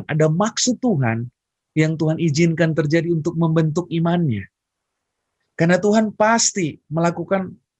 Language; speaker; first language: Indonesian; native; Indonesian